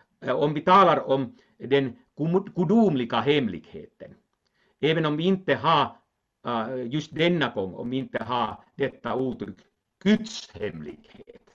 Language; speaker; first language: Swedish; non-native, local second language; Finnish